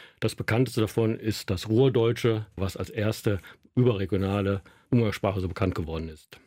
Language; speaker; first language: German; native; German